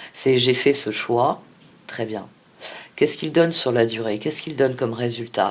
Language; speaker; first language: French; native; French